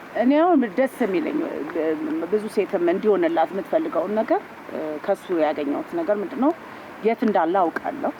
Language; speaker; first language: Amharic; native; Amharic